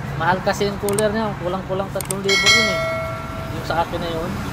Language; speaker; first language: Filipino; non-native, local second language; Bikol